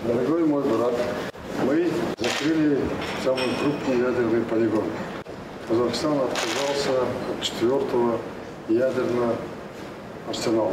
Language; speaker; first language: Russian; non-native, local second language; Kazakh